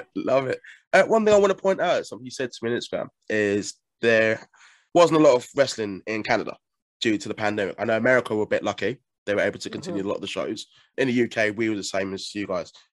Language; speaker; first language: English; native; English